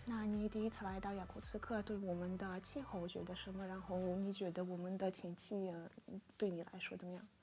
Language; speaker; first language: Chinese; non-native, fluent; Russian